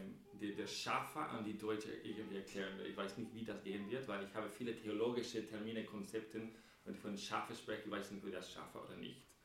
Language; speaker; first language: German; non-native, fluent; English